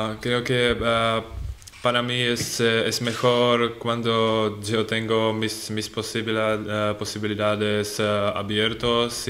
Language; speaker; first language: Spanish; non-native, learner; Czech